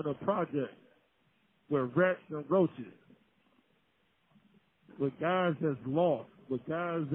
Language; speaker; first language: English; native; English